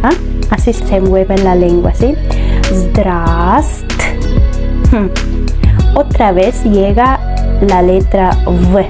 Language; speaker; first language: Spanish; non-native, fluent; Russian